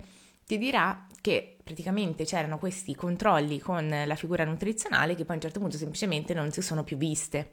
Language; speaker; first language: Italian; native; Italian